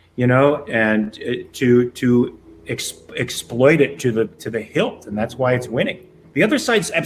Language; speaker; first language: English; native; English